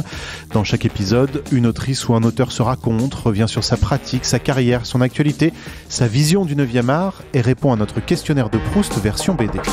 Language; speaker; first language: French; native; French